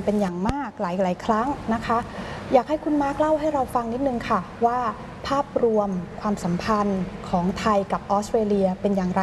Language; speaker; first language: Thai; native; Thai